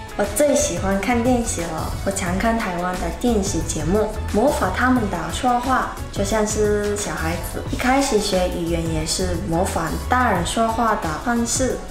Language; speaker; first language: Chinese; non-native, fluent; Mongolian